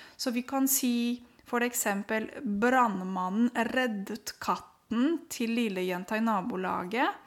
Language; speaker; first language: Norwegian; non-native, fluent; Romanian